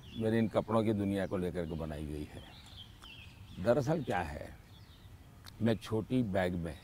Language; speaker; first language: Hindi; non-native, local second language; Gujarati